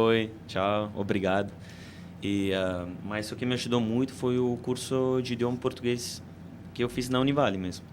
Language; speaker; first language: Portuguese; non-native, fluent; Italian